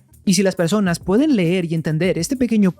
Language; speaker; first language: Spanish; native; Spanish